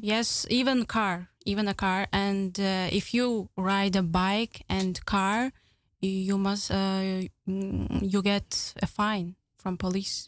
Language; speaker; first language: English; non-native, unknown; Turkmen